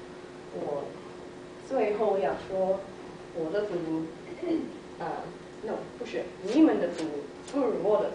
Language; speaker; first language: Chinese; non-native, learner; English